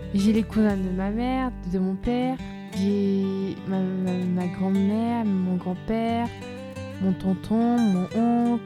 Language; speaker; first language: French; early bilingual, other home language; Turkish